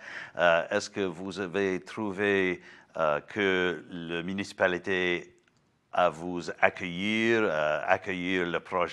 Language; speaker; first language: French; non-native, learner; English